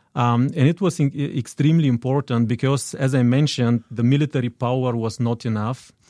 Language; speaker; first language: English; non-native, fluent; Bulgarian